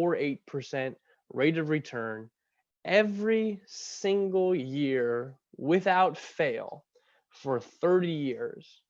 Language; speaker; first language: English; native; English